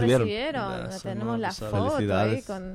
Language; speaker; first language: Spanish; native; Spanish